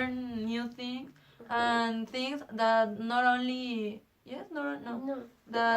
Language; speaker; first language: English; non-native, learner; Spanish